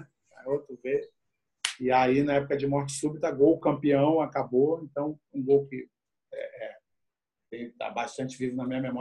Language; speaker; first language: Portuguese; native; Portuguese